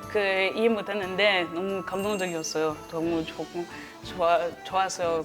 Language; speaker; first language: Korean; non-native, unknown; French